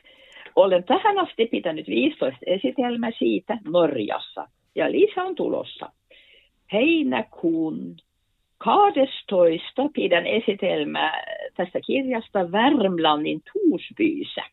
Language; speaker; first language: Finnish; non-native, fluent; Norwegian